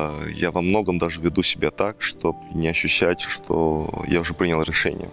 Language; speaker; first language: Russian; non-native, fluent; Greek